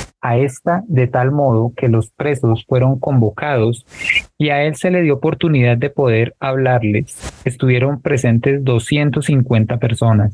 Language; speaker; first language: Spanish; native; Spanish